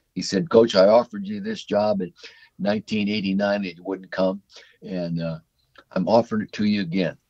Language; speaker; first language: English; native; English